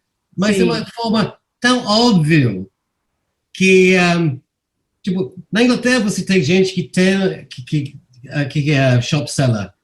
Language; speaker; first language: Portuguese; non-native, fluent; English